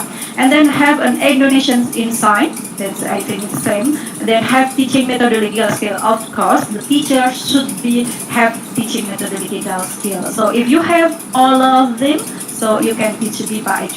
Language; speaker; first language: English; non-native, learner; Indonesian